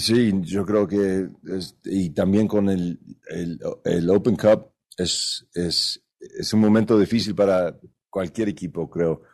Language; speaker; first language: Spanish; early bilingual, other home language; English